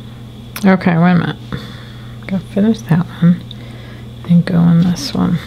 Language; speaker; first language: English; native; English